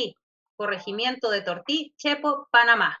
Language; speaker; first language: Spanish; native; Spanish